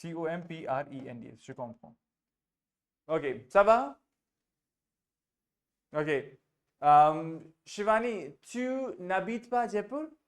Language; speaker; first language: French; non-native, fluent; Hindi